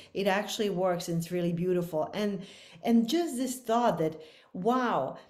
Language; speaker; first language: English; non-native, fluent; Bosnian